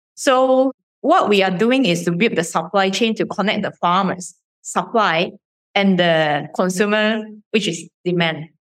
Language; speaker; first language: English; non-native, fluent; Japanese